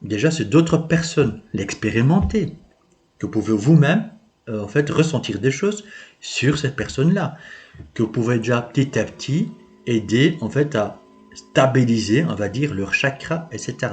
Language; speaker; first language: French; native; French